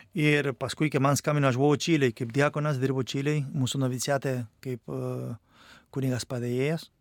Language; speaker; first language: Lithuanian; non-native, fluent; Spanish